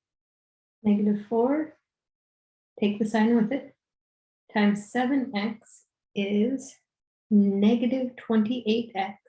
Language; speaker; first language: English; native; English